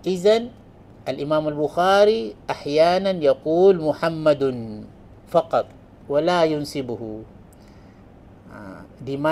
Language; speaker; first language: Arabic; non-native, fluent; Malay